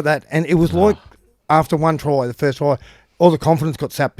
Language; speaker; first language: English; native; English